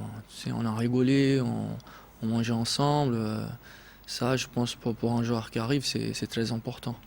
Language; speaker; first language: French; non-native, fluent; Portuguese